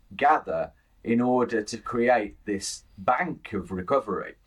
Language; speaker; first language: English; native; English